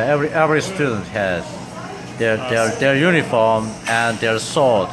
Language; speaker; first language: English; non-native, learner; Korean